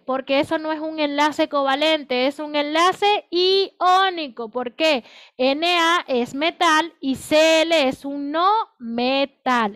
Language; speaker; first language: Spanish; native; Spanish